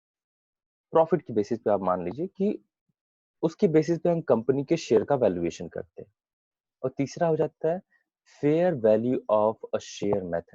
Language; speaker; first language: Hindi; native; Hindi